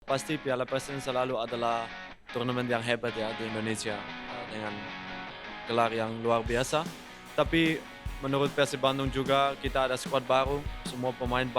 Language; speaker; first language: Indonesian; non-native, fluent; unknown